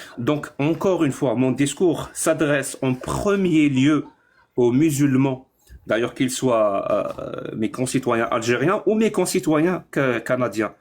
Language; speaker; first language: French; non-native, local second language; Arabic